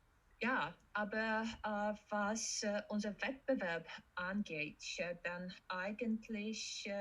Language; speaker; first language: German; non-native, fluent; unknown